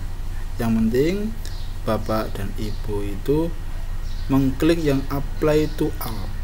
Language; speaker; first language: Indonesian; native; Indonesian